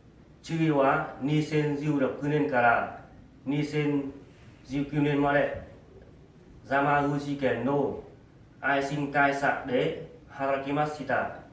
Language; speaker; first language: Japanese; non-native, learner; Vietnamese